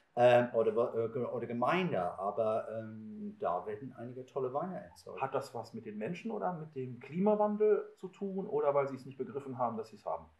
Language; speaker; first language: German; non-native, fluent; English